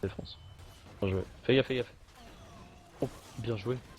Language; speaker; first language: French; native; French